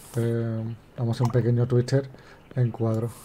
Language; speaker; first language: Spanish; native; Spanish